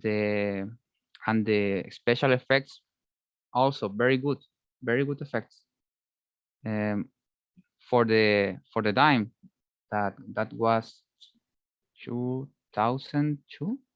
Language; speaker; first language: English; non-native, learner; Spanish